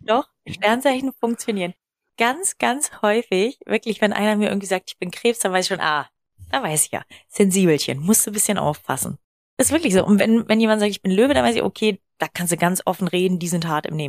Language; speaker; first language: German; native; German